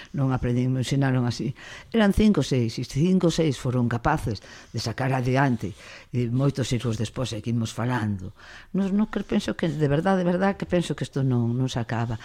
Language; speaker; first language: Galician; non-native, local second language; Spanish